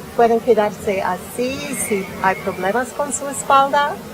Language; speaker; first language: Spanish; non-native, fluent; English